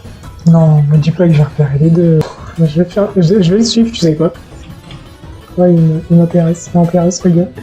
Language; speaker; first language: French; native; French